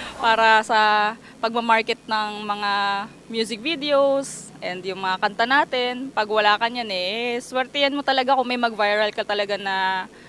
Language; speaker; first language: Filipino; native; Filipino